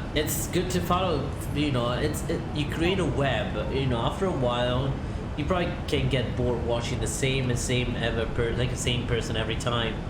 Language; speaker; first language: English; non-native, fluent; Italian